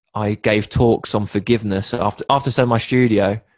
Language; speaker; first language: English; native; English